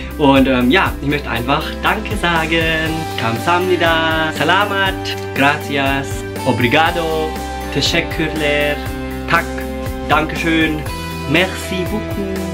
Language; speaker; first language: German; native; German